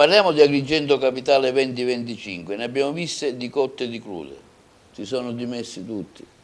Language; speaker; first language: Italian; native; Italian